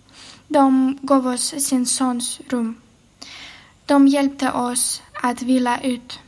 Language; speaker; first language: Swedish; non-native, fluent; Ukrainian